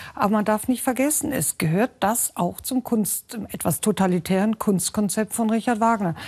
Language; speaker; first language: German; native; German